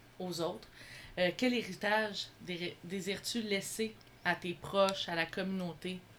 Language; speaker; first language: French; native; French